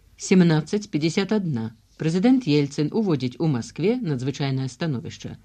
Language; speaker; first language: Belarusian; native; Belarusian